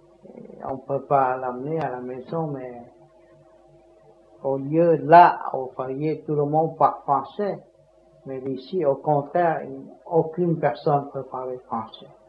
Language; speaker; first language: French; non-native, learner; Vietnamese